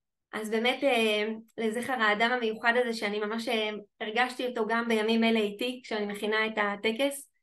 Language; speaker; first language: Hebrew; native; Hebrew